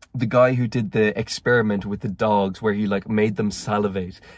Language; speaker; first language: English; native; English